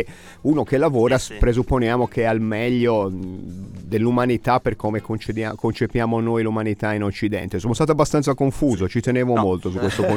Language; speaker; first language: Italian; native; Italian